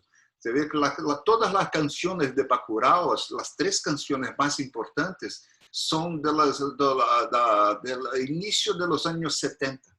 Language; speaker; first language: Spanish; non-native, fluent; Portuguese